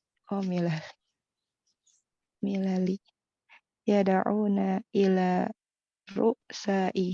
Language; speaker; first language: Arabic; non-native, learner; Indonesian